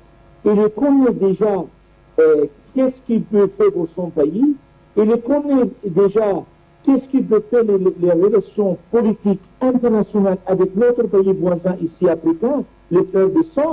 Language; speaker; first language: French; non-native, learner; Arabic